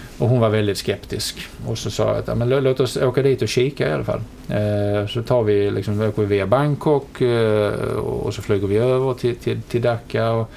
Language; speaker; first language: Swedish; native; Swedish